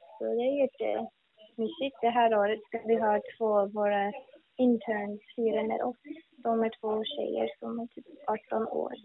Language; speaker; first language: Swedish; non-native, fluent; English